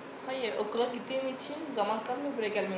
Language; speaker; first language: Turkish; early bilingual, other home language; Arabic